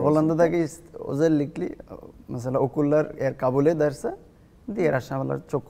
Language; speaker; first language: Turkish; non-native, fluent; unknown